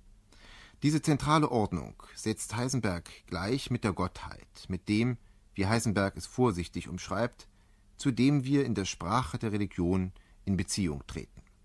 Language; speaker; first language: German; native; German